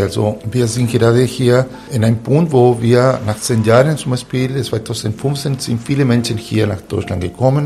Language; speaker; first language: German; non-native, fluent; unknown